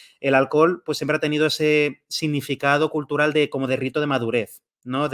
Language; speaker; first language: Spanish; native; Spanish